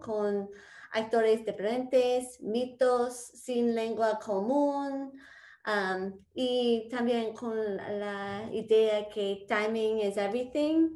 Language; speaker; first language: Spanish; non-native, fluent; English